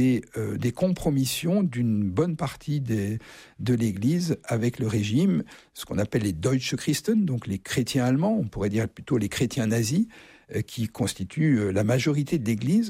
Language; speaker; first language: French; native; French